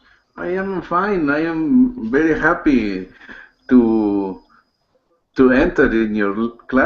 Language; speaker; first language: English; non-native, learner; Spanish